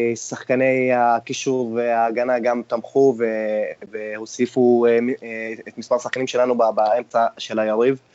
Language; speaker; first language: Hebrew; non-native, local second language; Arabic